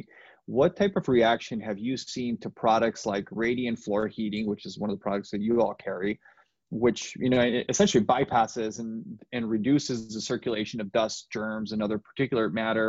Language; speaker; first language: English; native; English